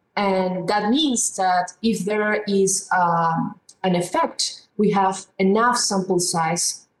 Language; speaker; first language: English; non-native, fluent; Spanish